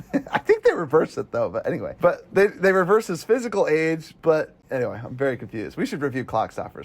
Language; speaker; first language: English; native; English